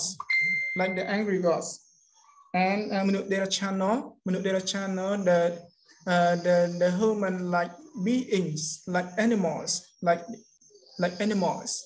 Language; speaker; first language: English; non-native, learner; Khmer